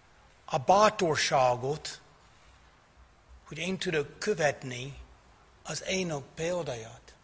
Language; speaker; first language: Hungarian; non-native, fluent; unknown